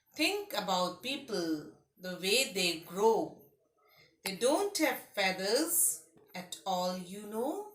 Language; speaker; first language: English; non-native, local second language; Assamese